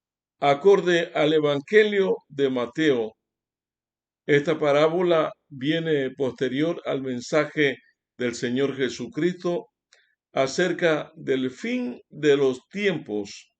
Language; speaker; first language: Spanish; native; Spanish